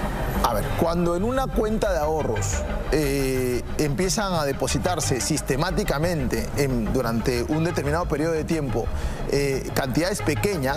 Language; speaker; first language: Spanish; native; Spanish